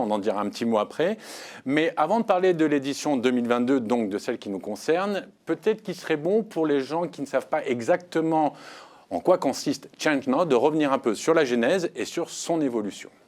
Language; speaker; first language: French; native; French